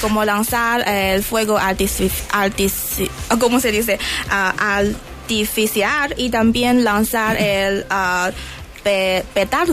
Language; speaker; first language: Spanish; non-native, learner; Chinese